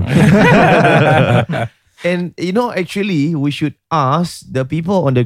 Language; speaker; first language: English; native; English